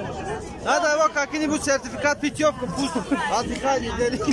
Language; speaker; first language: Russian; non-native, learner; Tajik